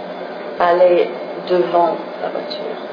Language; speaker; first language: French; non-native, fluent; English